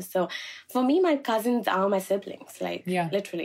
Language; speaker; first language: English; non-native, local second language; Malayalam